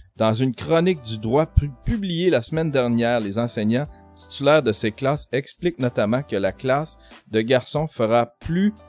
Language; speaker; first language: French; native; French